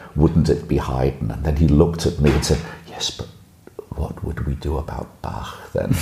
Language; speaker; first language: English; native; English